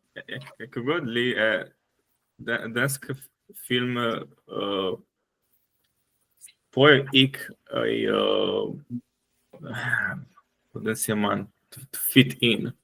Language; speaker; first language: Danish; non-native, learner; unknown